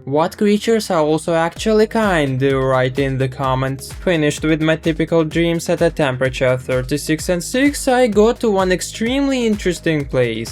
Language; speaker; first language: English; non-native, fluent; Russian